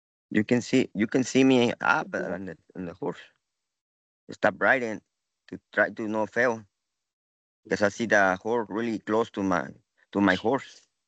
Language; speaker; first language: English; non-native, learner; Spanish